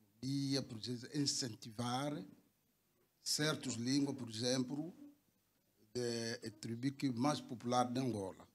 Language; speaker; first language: Portuguese; non-native, local second language; Kongo